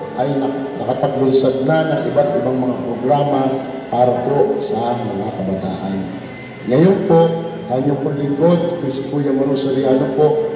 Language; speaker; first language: Filipino; native; Filipino